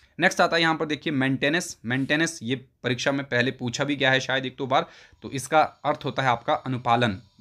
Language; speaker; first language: Hindi; native; Hindi